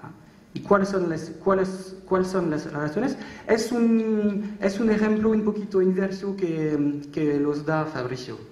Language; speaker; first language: Spanish; non-native, learner; French